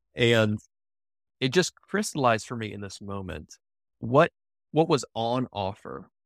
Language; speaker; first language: English; native; English